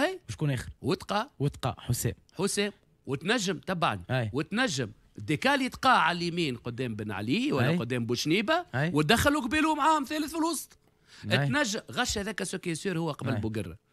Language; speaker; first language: Arabic; native; Arabic